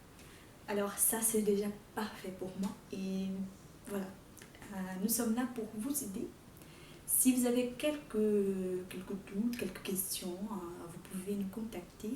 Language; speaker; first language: French; non-native, fluent; Portuguese